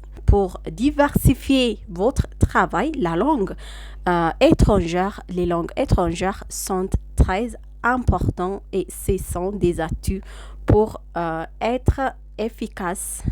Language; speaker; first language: French; non-native, fluent; Amharic